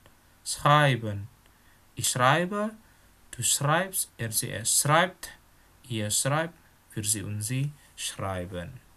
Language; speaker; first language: German; non-native, fluent; Indonesian